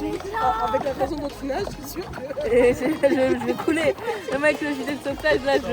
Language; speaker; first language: French; native; French